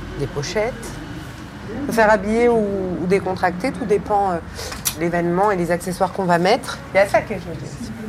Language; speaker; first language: French; native; French